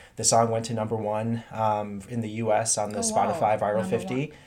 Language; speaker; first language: English; early bilingual, other home language; German